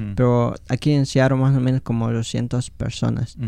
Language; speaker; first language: Spanish; non-native, local second language; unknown